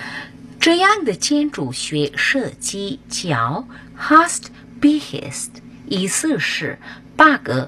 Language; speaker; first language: Chinese; non-native, fluent; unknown